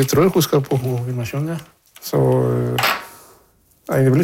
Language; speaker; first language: Norwegian; non-native, fluent; Spanish